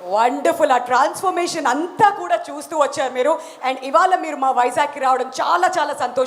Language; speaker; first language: Telugu; native; Telugu